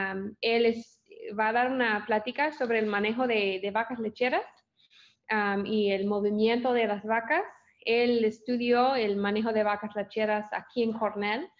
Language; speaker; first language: Spanish; non-native, fluent; English